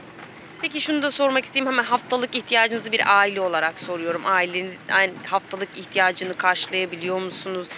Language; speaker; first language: Turkish; native; Turkish